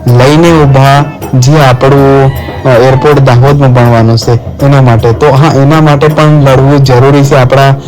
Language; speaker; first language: Gujarati; non-native, local second language; Bhili